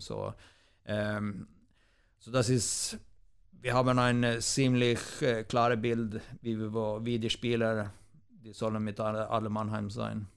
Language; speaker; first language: German; non-native, fluent; Swedish